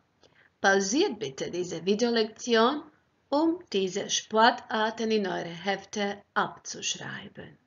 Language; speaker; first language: German; non-native, fluent; Croatian